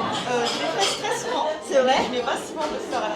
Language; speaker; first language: French; native; French